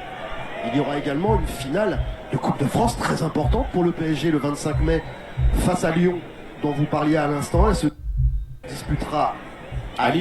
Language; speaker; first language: French; native; French